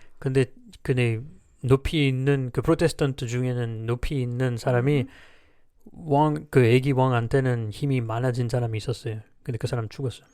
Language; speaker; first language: Korean; non-native, learner; French